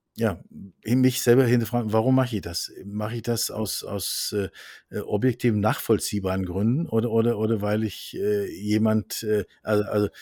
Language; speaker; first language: German; non-native, fluent; Norwegian